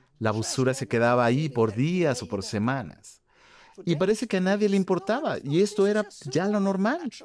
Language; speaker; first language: Spanish; non-native, fluent; Swedish